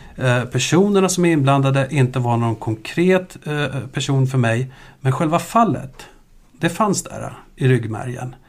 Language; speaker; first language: Swedish; early bilingual, other home language; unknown